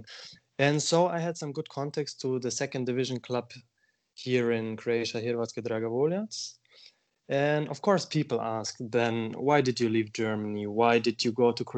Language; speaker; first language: English; non-native, fluent; German